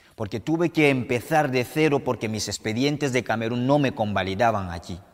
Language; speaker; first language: Spanish; non-native, fluent; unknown